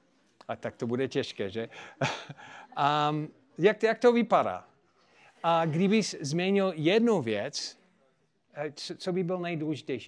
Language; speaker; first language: Czech; non-native, fluent; English